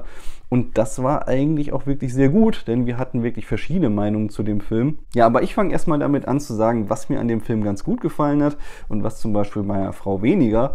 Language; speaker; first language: German; native; German